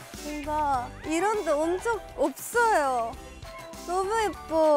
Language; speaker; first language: Korean; non-native, learner; Japanese